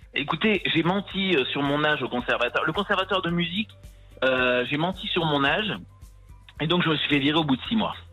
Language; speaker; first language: French; native; French